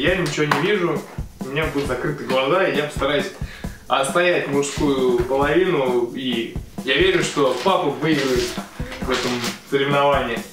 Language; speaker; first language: Russian; native; Russian